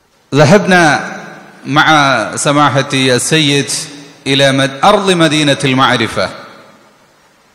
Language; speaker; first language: Arabic; non-native, fluent; Malayalam